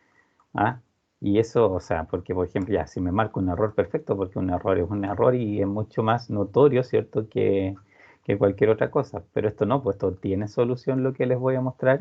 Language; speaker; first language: Spanish; native; Spanish